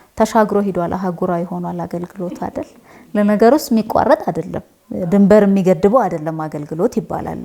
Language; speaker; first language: Amharic; native; Amharic